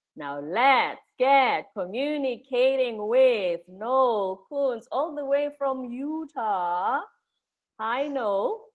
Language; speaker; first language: English; non-native, local second language; Zulu